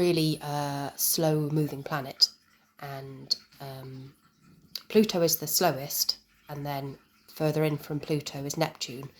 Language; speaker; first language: English; native; English